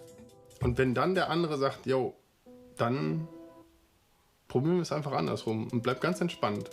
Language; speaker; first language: German; native; German